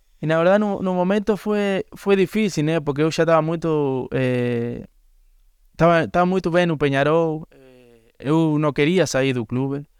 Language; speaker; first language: Portuguese; non-native, learner; Spanish